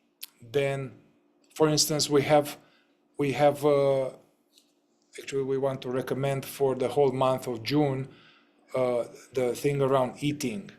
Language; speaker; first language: English; non-native, fluent; Romanian